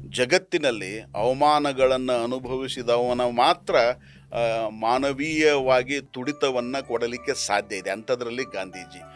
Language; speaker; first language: Kannada; native; Kannada